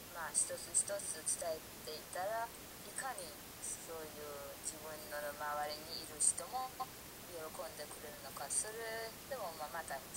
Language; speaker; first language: Japanese; non-native, fluent; Persian